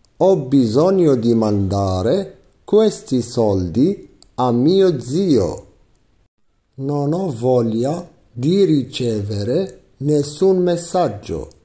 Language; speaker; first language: Italian; non-native, fluent; Arabic